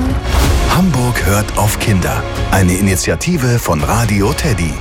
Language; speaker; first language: German; native; German